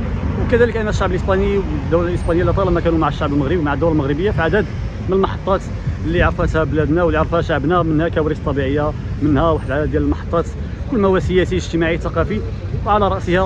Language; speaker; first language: Arabic; native; Arabic